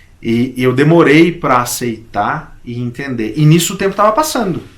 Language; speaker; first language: Portuguese; native; Portuguese